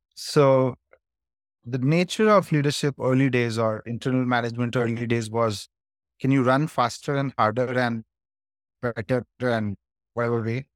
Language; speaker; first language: English; non-native, local second language; Hindi